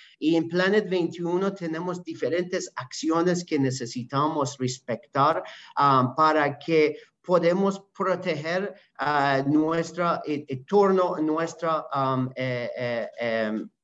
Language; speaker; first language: Spanish; non-native, learner; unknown